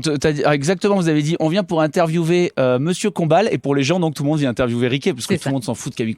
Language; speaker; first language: French; native; French